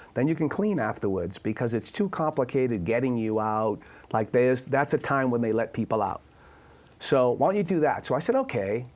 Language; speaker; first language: English; native; English